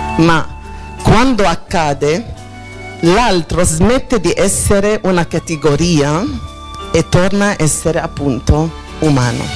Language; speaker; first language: Italian; non-native, fluent; Arabic